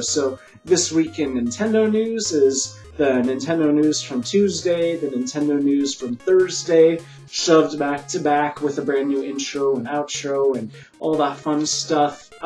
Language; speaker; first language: English; native; English